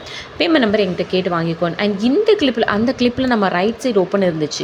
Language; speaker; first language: Tamil; native; Tamil